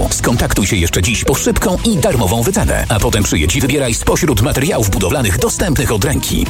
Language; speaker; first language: Polish; native; Polish